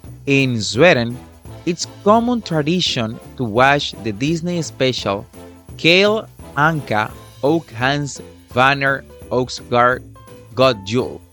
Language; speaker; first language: English; non-native, fluent; Spanish